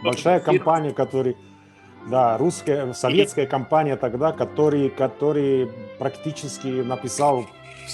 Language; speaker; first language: Russian; non-native, fluent; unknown